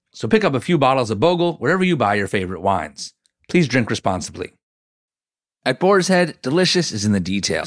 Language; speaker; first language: English; native; English